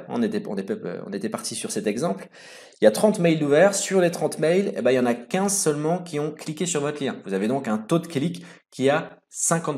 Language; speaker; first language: French; native; French